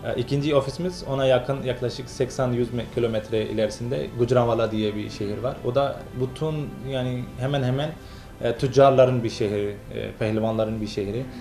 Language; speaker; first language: Turkish; non-native, fluent; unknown